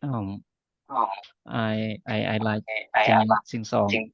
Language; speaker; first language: English; non-native, learner; Khmer